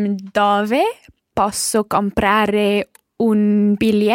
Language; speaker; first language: Italian; non-native, fluent; English